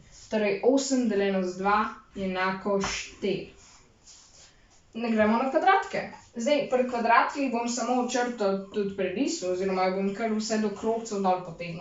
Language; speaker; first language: Slovenian; native; Slovenian